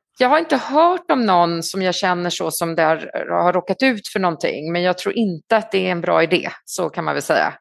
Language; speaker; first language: Swedish; native; Swedish